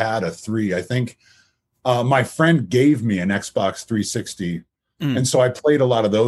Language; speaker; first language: English; native; English